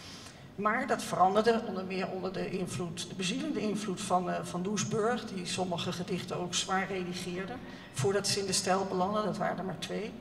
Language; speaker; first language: Dutch; native; Dutch